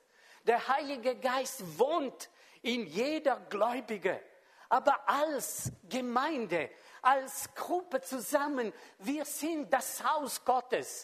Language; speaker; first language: German; non-native, fluent; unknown